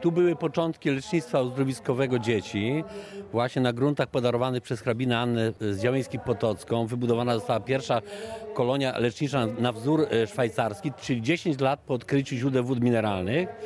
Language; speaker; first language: Polish; native; Polish